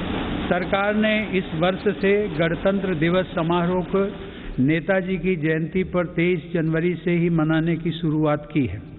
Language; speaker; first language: Hindi; native; Hindi